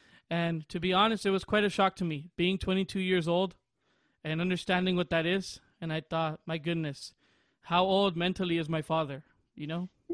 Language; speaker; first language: English; early bilingual, other home language; Spanish